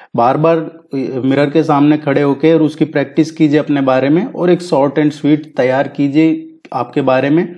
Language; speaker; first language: Hindi; native; Hindi